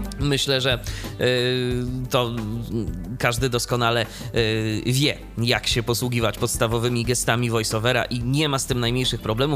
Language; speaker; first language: Polish; native; Polish